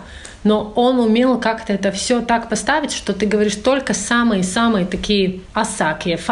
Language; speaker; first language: Russian; non-native, fluent; Latvian